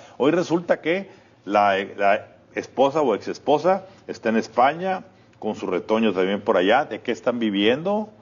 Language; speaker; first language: Spanish; native; Spanish